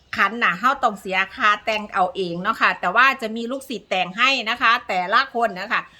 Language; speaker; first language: Thai; native; Thai